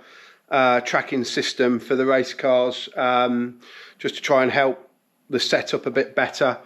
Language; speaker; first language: English; native; English